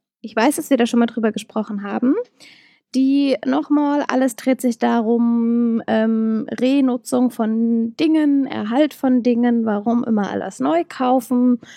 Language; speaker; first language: German; native; German